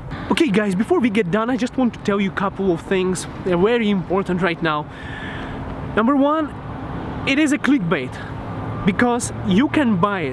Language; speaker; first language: English; non-native, local second language; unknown